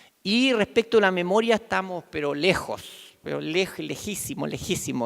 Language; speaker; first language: Spanish; native; Spanish